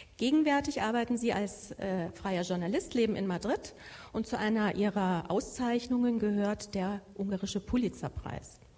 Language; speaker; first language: German; native; German